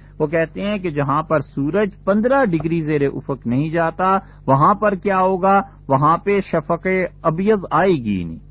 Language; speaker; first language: Urdu; non-native, local second language; Punjabi